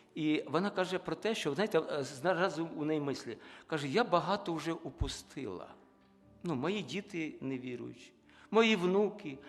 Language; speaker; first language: Ukrainian; non-native, local second language; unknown